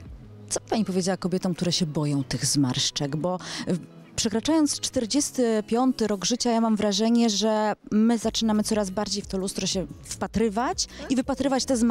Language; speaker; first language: Polish; native; Polish